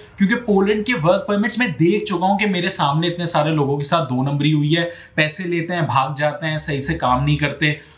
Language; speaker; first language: Urdu; native; Urdu